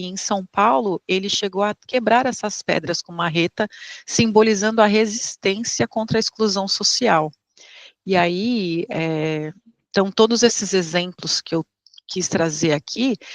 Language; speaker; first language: Portuguese; native; Portuguese